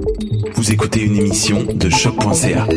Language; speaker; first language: French; native; French